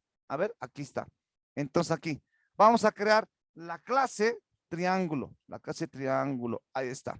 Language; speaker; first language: Spanish; native; Spanish